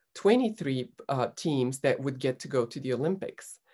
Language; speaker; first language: English; non-native, fluent; Bulgarian